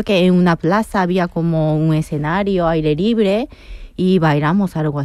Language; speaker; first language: Spanish; non-native, fluent; Japanese